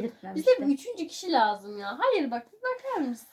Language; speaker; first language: Turkish; native; Turkish